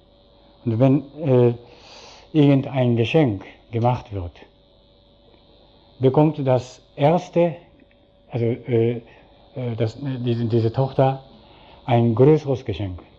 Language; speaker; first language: German; non-native, fluent; Japanese